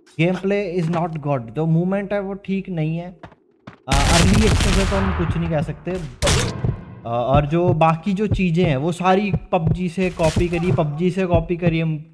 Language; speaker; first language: Hindi; native; Hindi